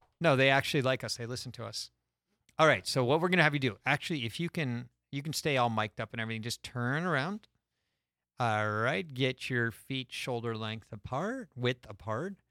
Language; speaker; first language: English; native; English